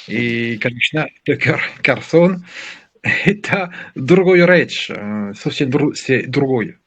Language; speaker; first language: Russian; non-native, learner; French